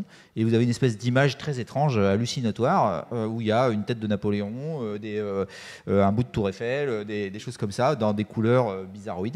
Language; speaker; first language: French; native; French